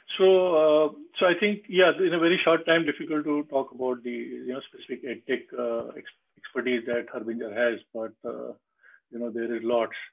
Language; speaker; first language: English; non-native, local second language; Marathi